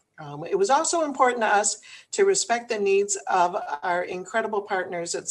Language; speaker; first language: English; native; English